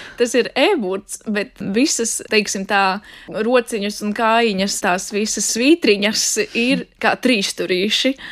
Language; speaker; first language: Latvian; non-native, local second language; Russian